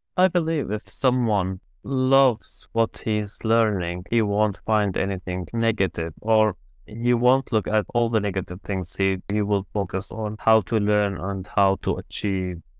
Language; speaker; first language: English; non-native, fluent; Arabic